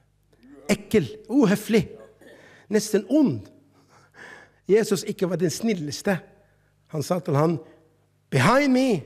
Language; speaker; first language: Norwegian; non-native, fluent; Arabic